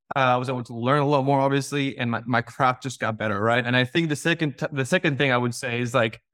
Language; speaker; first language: English; non-native, fluent; Spanish